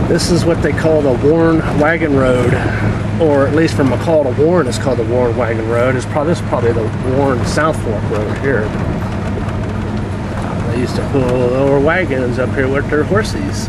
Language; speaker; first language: English; native; English